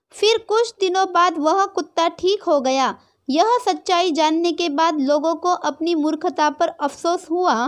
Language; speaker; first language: Hindi; non-native, local second language; Marathi